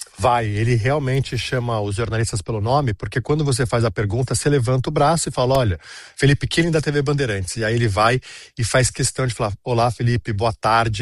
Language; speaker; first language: Portuguese; native; Portuguese